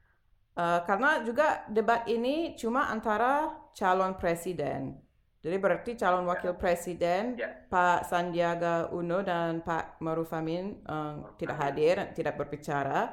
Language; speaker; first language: Indonesian; non-native, fluent; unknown